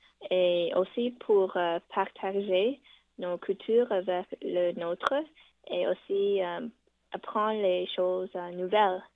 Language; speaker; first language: French; non-native, fluent; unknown